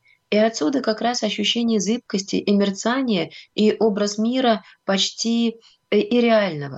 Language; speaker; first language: Russian; native; Russian